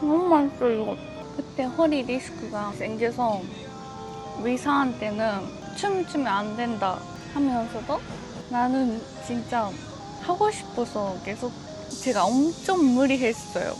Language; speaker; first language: Korean; non-native, fluent; Japanese